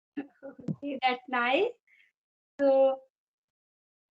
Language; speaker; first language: English; non-native, fluent; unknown